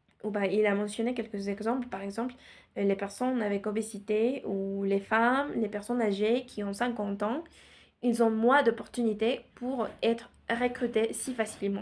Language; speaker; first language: French; non-native, learner; Spanish